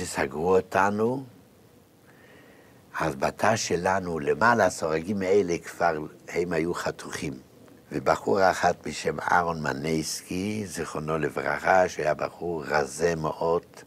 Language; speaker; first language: Hebrew; non-native, fluent; Yiddish